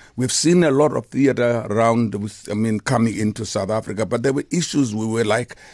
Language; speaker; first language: English; non-native, local second language; Xhosa